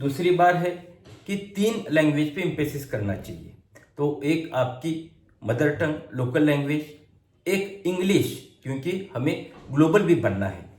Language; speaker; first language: Hindi; non-native, local second language; Marathi